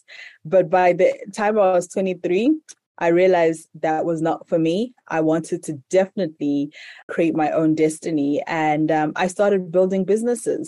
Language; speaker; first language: English; non-native, local second language; Shona